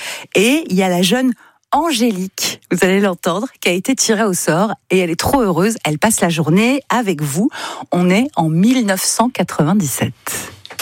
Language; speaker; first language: French; native; French